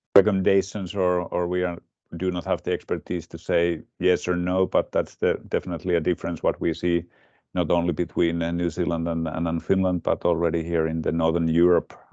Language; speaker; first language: English; non-native, fluent; Finnish